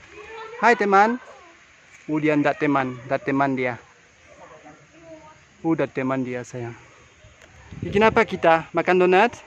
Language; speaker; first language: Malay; non-native, fluent; French